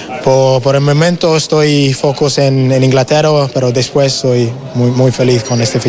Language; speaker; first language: Spanish; non-native, fluent; English